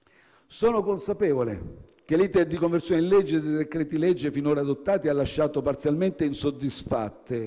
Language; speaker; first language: Italian; native; Italian